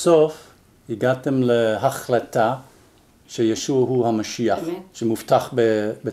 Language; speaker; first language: Hebrew; non-native, fluent; English